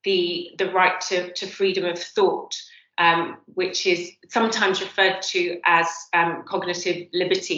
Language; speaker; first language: English; native; English